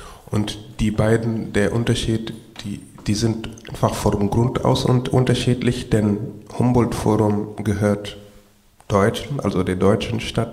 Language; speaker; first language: German; non-native, fluent; Wolof